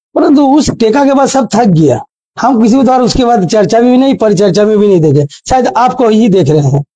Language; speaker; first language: Hindi; non-native, local second language; Bangla